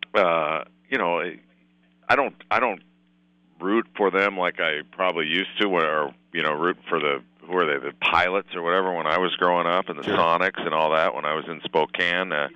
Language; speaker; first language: English; native; English